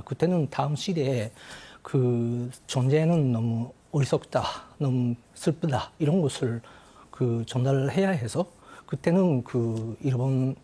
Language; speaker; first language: Korean; non-native, fluent; Japanese